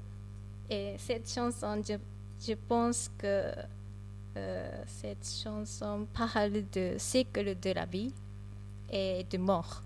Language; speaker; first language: French; non-native, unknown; Japanese